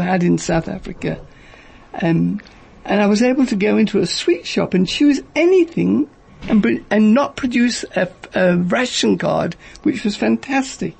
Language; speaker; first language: English; native; English